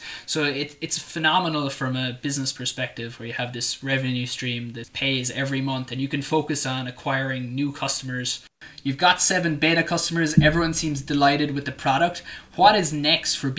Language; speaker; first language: English; native; English